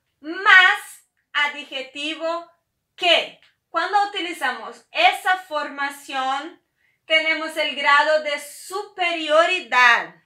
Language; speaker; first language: Spanish; non-native, fluent; Portuguese